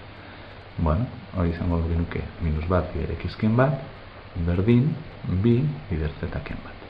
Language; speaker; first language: Basque; native; Basque